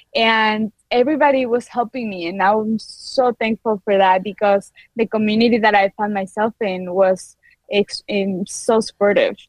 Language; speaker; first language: English; non-native, fluent; Spanish